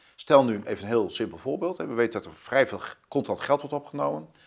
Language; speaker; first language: Dutch; native; Dutch